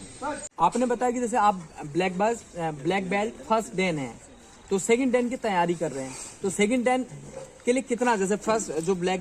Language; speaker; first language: Hindi; native; Hindi